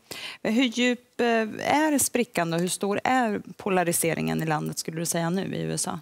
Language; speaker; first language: Swedish; native; Swedish